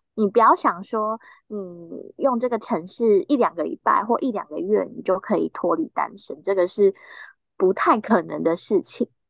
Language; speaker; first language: Chinese; native; Chinese